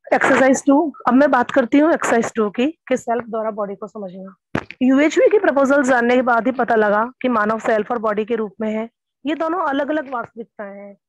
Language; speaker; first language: Hindi; native; Hindi